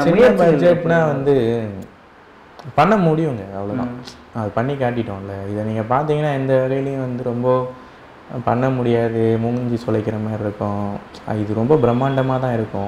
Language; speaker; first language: Tamil; native; Tamil